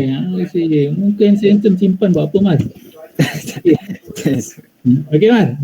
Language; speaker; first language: Malay; native; Malay